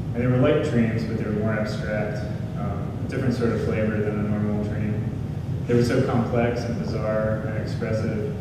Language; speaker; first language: English; native; English